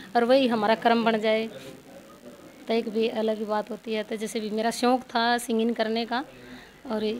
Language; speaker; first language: Hindi; native; Hindi